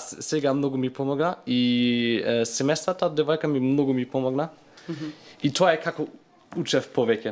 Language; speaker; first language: Macedonian; non-native, learner; German